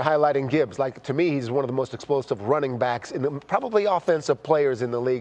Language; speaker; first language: English; native; English